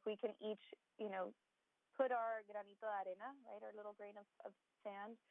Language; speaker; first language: English; native; English